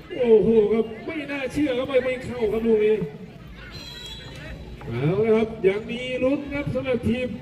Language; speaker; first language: Thai; native; Thai